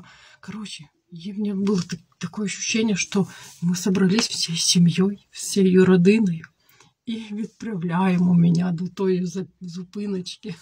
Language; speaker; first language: Russian; native; Russian